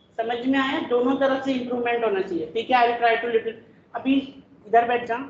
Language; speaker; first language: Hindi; non-native, local second language; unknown